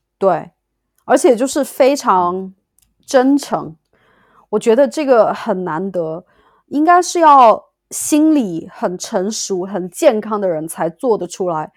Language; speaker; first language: Chinese; native; Chinese